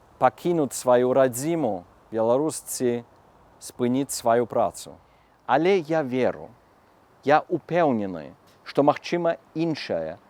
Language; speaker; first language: Belarusian; non-native, learner; German